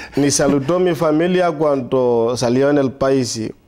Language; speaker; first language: Spanish; non-native, learner; Southern Sotho